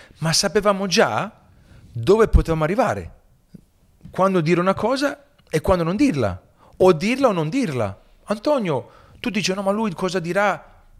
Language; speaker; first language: Italian; early bilingual, heritage; Italian